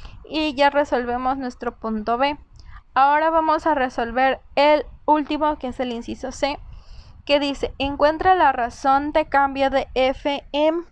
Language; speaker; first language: Spanish; native; Spanish